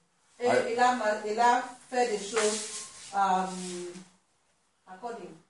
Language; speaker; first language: French; non-native, learner; Swahili